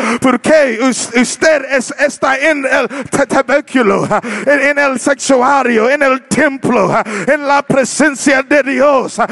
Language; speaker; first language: Spanish; non-native, learner; English